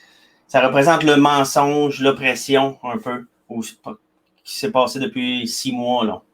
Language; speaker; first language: French; native; French